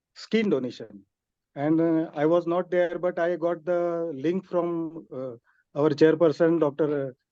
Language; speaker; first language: English; non-native, local second language; Hindi